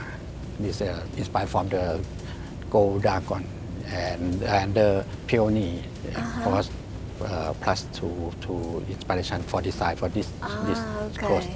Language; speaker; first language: English; non-native, learner; Thai